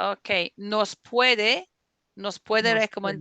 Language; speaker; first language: Spanish; non-native, fluent; English